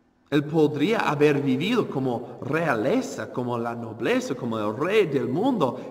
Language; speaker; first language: Spanish; non-native, fluent; English